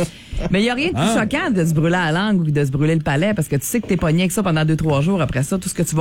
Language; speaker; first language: French; native; French